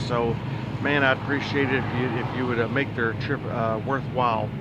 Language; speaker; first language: English; native; English